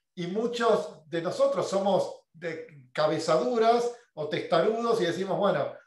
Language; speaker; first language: Spanish; native; Spanish